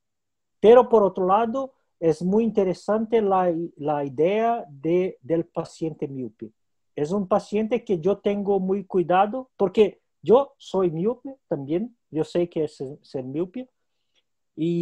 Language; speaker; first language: Spanish; non-native, local second language; Portuguese